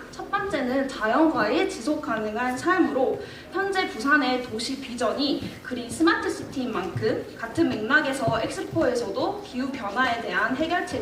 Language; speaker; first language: Korean; native; Korean